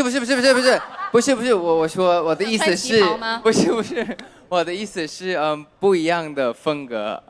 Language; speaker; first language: Chinese; non-native, fluent; Thai